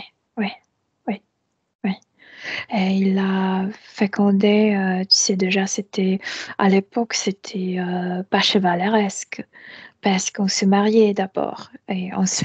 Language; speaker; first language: French; non-native, fluent; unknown